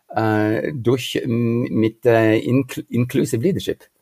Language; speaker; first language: German; non-native, fluent; Norwegian